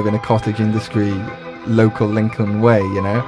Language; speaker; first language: English; native; English